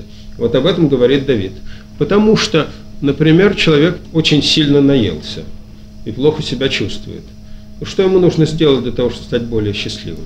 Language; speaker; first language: Russian; native; Russian